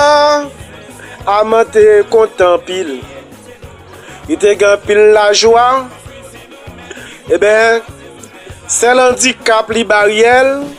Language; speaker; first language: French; non-native, local second language; Haitian Creole